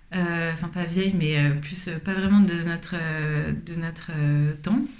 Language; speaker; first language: French; native; French